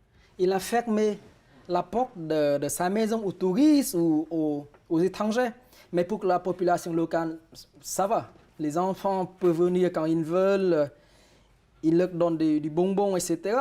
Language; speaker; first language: French; non-native, fluent; Vietnamese